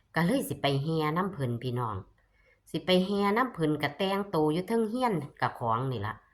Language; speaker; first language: Thai; non-native, local second language; Northeastern Thai